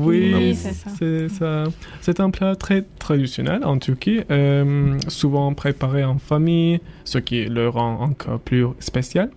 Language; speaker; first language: French; non-native, learner; Turkish